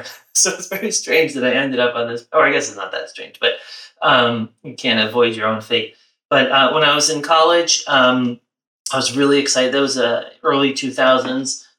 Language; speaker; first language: English; native; English